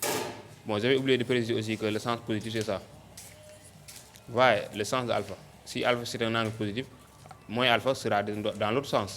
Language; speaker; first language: French; non-native, local second language; Wolof